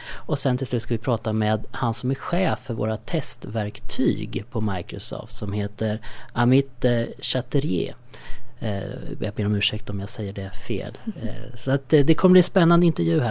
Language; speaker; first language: Swedish; native; Swedish